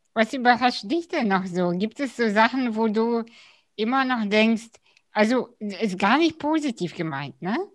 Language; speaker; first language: German; early bilingual, other home language; Russian